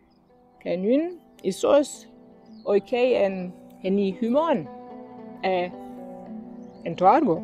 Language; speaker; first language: Greek; non-native, fluent; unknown